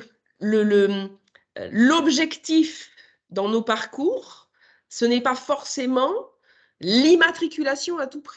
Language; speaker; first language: French; native; French